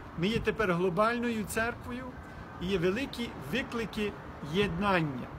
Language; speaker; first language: Ukrainian; early bilingual, heritage; Ukrainian